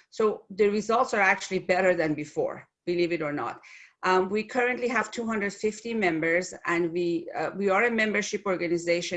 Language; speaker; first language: English; non-native, fluent; Persian